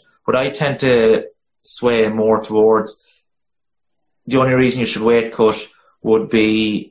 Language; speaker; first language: English; native; English